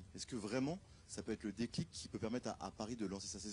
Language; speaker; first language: French; native; French